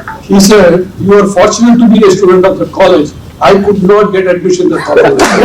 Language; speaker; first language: English; non-native, local second language; Telugu